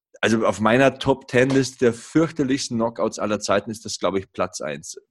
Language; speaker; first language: German; native; German